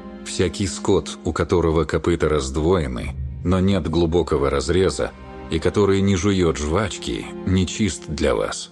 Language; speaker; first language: Russian; native; Russian